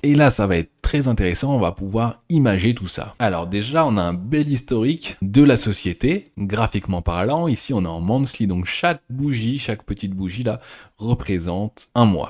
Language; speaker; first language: French; native; French